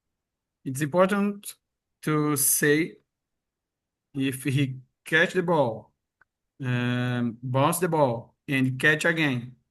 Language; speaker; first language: English; non-native, fluent; Portuguese